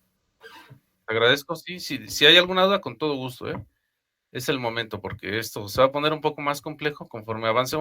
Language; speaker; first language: Spanish; native; Spanish